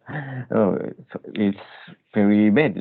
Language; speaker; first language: English; non-native, learner; Indonesian